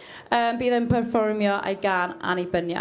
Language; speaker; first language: Welsh; non-native, learner; English